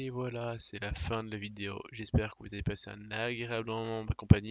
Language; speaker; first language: French; native; French